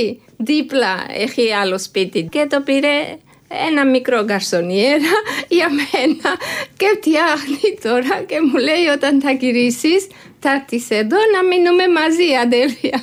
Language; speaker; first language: Greek; non-native, fluent; Georgian